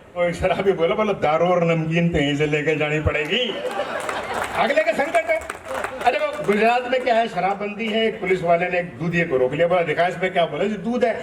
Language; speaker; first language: Hindi; non-native, local second language; Punjabi